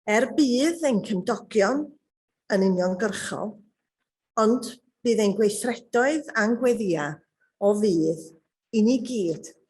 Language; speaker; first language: Welsh; native; Welsh